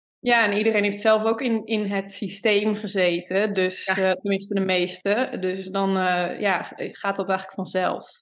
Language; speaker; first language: Dutch; native; Dutch